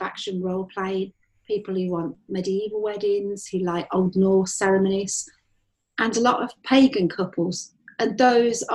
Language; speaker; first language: English; native; English